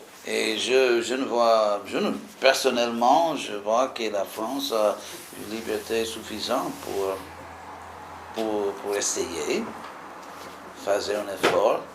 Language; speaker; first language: French; non-native, fluent; English